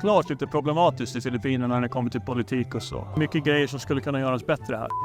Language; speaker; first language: Swedish; native; Swedish